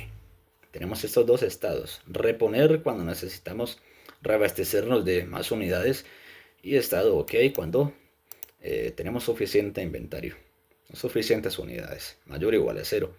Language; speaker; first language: Spanish; native; Spanish